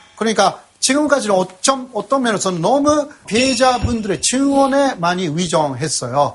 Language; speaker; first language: Korean; non-native, fluent; Japanese